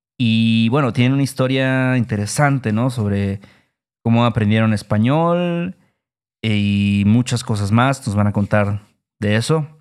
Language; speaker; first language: Spanish; native; Spanish